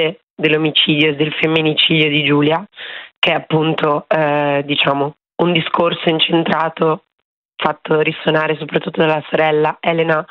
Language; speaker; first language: Italian; native; Italian